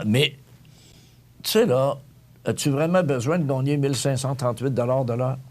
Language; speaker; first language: French; native; French